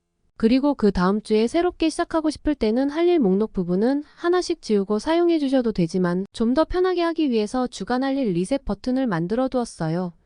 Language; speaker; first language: Korean; native; Korean